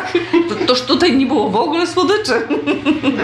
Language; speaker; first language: Polish; non-native, local second language; Ukrainian